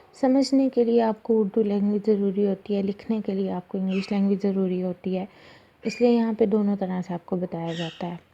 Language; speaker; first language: Urdu; non-native, local second language; Punjabi